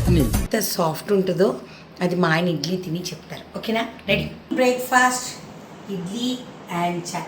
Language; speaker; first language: Telugu; native; Telugu